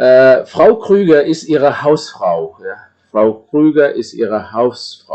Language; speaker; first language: German; non-native, fluent; Indonesian